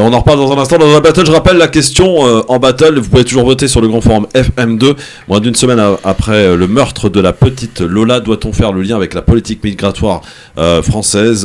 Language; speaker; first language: French; native; French